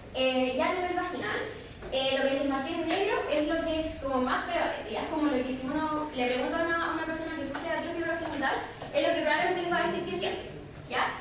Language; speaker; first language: Spanish; native; Spanish